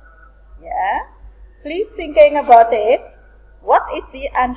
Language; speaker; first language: English; non-native, learner; Indonesian